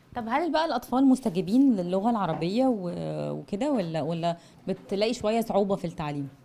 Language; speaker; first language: Arabic; native; Arabic